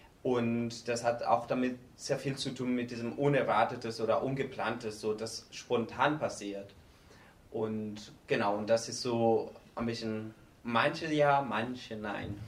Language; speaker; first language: German; non-native, learner; Spanish